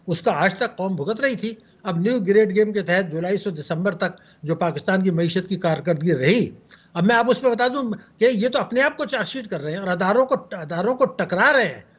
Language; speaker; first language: Urdu; native; Urdu